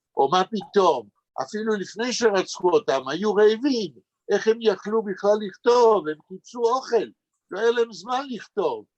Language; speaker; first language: Hebrew; native; Hebrew